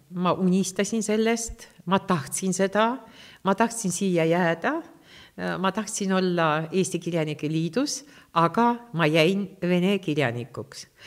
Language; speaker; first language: Estonian; non-native, local second language; Russian